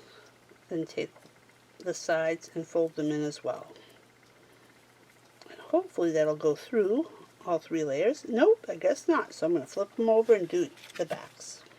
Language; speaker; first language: English; native; English